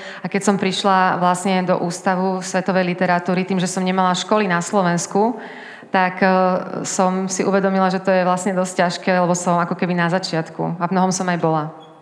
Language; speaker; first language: Slovak; early bilingual, heritage; Slovak